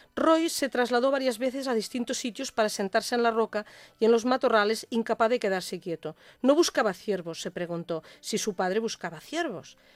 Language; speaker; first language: Spanish; non-native, local second language; Catalan